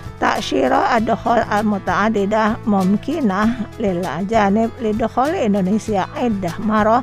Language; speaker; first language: Arabic; non-native, fluent; Indonesian